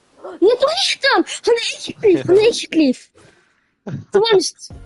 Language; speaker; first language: Icelandic; early bilingual, heritage; Icelandic